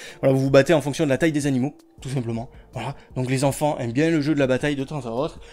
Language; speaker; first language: French; native; French